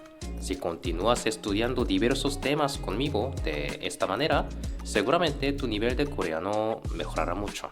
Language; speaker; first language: Spanish; non-native, fluent; Korean